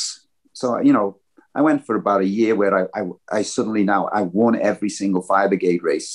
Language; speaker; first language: English; native; English